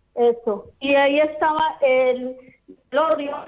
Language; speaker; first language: Spanish; native; Spanish